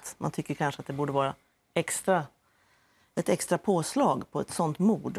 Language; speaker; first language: Swedish; native; Swedish